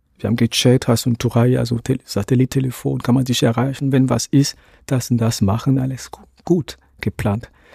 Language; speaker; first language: German; non-native, fluent; Ewe